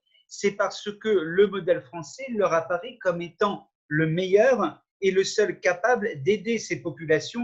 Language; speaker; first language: French; native; French